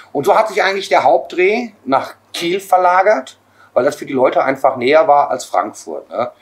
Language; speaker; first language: German; native; German